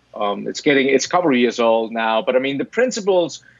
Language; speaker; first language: English; non-native, fluent; Danish